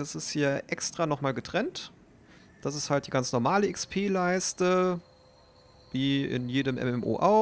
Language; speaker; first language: German; native; German